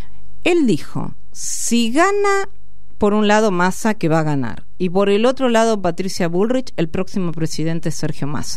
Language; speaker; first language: Spanish; native; Spanish